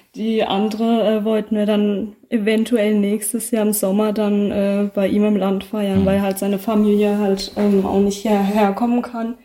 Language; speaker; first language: German; native; German